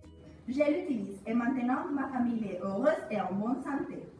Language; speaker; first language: French; non-native, learner; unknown